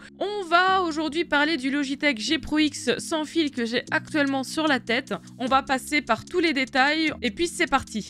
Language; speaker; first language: French; native; French